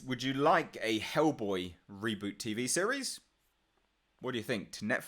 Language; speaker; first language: English; native; English